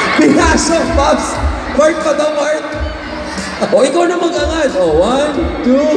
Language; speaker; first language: Filipino; native; Filipino